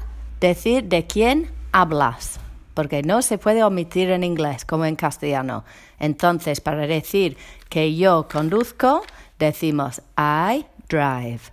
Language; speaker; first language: Spanish; non-native, fluent; English